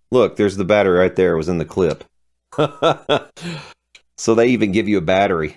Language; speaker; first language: English; native; English